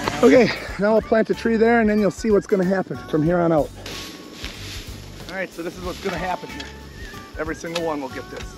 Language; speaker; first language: English; native; English